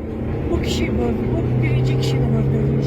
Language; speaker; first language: Turkish; non-native, learner; Azerbaijani